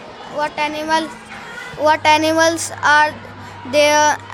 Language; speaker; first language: English; non-native, learner; Hindi